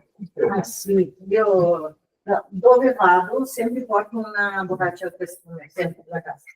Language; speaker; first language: Italian; non-native, fluent; Portuguese